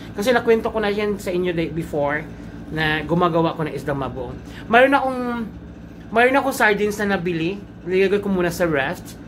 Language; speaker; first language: Filipino; non-native, local second language; Cebuano